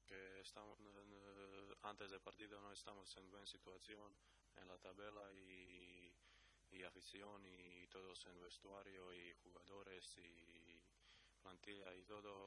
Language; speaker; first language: Spanish; non-native, learner; Croatian